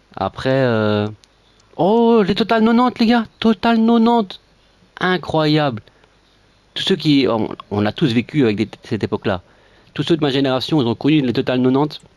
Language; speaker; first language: French; native; French